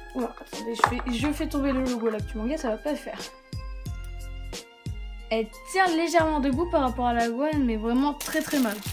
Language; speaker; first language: French; native; French